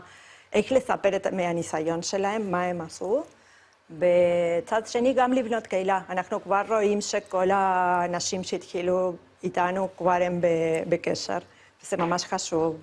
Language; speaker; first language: Hebrew; non-native, fluent; Spanish